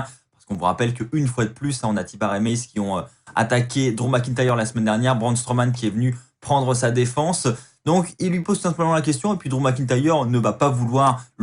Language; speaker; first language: French; native; French